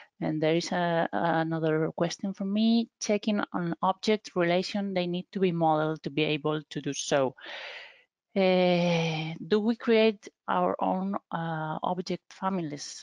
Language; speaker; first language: English; non-native, fluent; Spanish